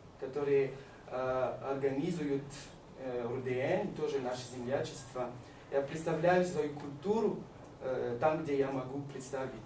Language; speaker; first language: Russian; non-native, learner; Malagasy